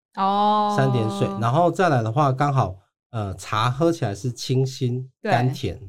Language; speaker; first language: Chinese; native; Chinese